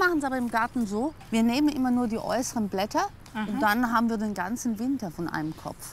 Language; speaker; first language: German; native; German